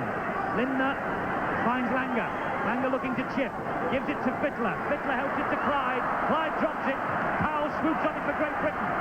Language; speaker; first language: English; native; English